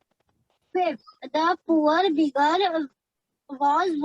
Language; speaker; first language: English; non-native, learner; Hindi